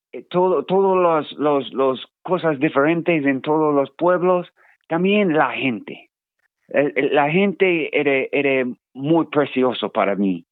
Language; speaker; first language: Spanish; non-native, learner; English